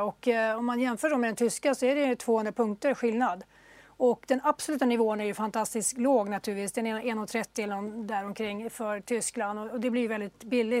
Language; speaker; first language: Swedish; native; Swedish